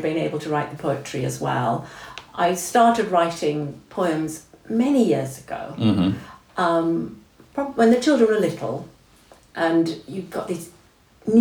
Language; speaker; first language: English; non-native, local second language; Tamil